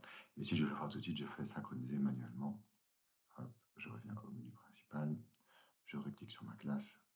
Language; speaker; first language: French; native; French